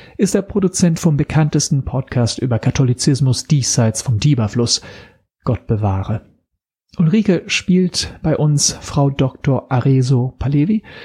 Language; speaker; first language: German; non-native, fluent; Italian